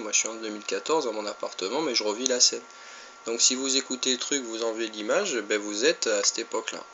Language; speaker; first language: French; native; French